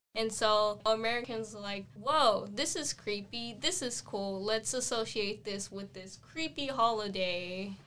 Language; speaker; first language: English; native; English